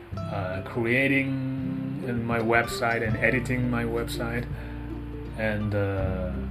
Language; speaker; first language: English; non-native, fluent; Japanese